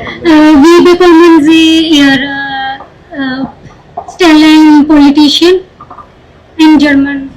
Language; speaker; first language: German; non-native, learner; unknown